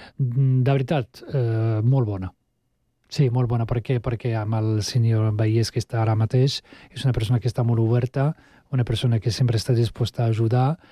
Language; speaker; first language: Catalan; non-native, fluent; Arabic